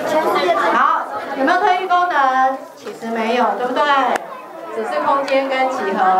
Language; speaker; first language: Chinese; native; Chinese